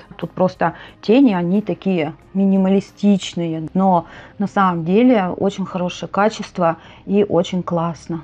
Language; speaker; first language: Russian; native; Russian